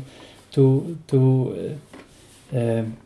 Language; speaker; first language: English; non-native, fluent; Icelandic